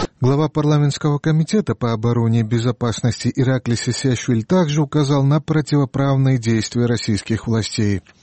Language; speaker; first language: Russian; non-native, local second language; Georgian